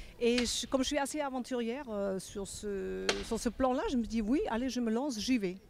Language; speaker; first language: French; non-native, fluent; German